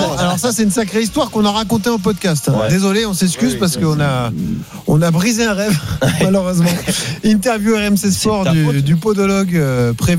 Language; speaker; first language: French; native; French